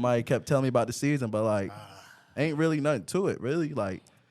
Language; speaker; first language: English; native; English